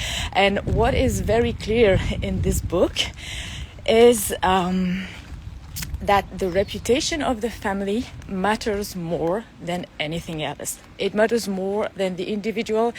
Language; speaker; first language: English; non-native, fluent; French